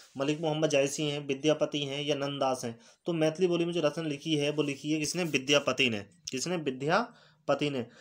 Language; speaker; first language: Hindi; native; Hindi